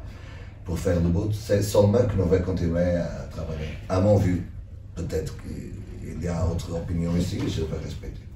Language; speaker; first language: French; non-native, learner; Portuguese